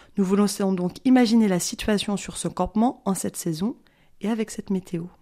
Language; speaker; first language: French; native; French